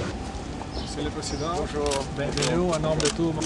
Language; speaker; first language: French; non-native, local second language; Arabic